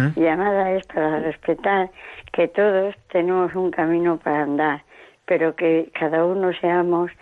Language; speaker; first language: Spanish; native; Spanish